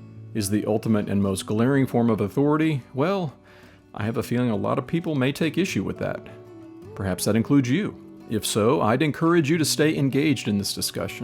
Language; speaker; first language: English; native; English